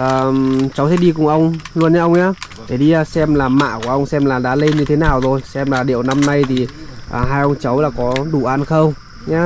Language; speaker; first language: Vietnamese; native; Vietnamese